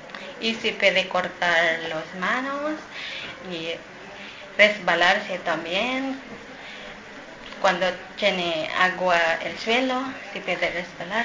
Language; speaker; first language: Spanish; non-native, learner; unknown